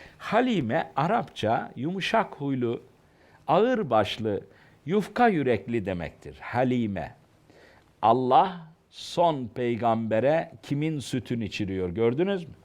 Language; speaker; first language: Turkish; native; Turkish